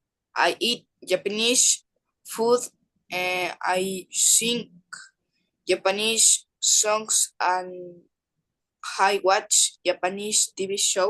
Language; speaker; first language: English; non-native, learner; Spanish